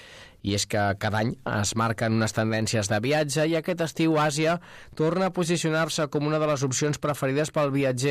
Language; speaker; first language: Catalan; native; Catalan